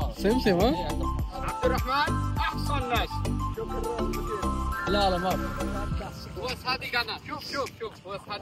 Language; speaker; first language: Arabic; non-native, learner; Bangla